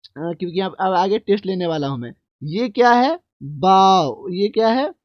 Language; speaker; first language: Hindi; native; Hindi